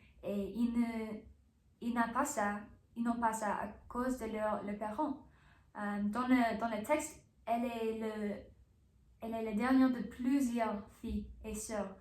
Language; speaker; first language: French; non-native, learner; English